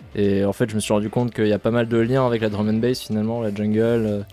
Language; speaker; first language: French; native; French